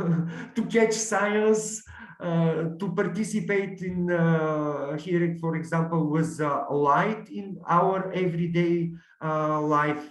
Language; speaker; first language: English; non-native, learner; Bulgarian